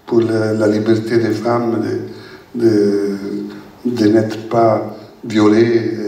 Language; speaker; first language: French; non-native, learner; Italian